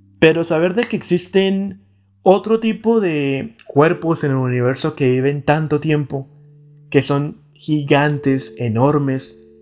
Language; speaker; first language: Spanish; native; Spanish